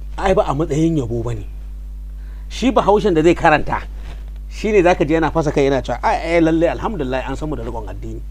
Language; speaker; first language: Hausa; native; Hausa